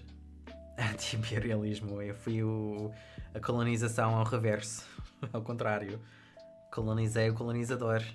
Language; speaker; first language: Portuguese; non-native, fluent; English